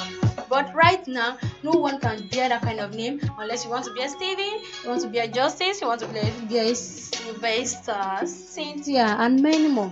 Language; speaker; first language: English; non-native, local second language; Yoruba